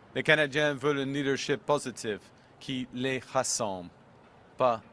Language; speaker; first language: French; non-native, local second language; English